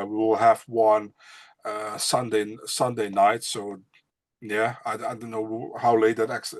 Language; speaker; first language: English; non-native, fluent; Dutch